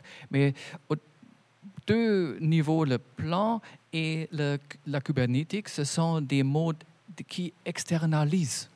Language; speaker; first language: French; non-native, fluent; German